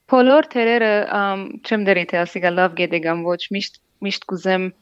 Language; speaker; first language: Armenian; native; Armenian